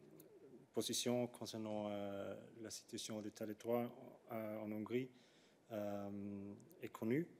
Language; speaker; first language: French; non-native, fluent; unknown